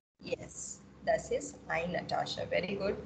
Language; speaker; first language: German; non-native, fluent; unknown